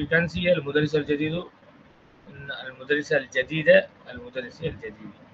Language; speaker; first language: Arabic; non-native, fluent; Tamil